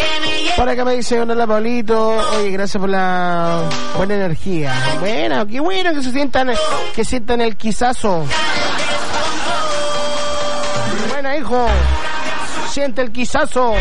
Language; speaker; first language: Spanish; native; Spanish